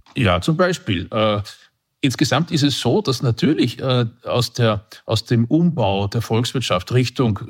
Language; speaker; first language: German; native; German